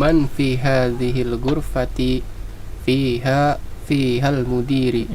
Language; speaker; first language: Arabic; non-native, learner; Indonesian